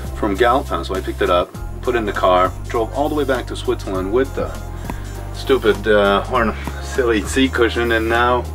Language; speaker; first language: English; native; English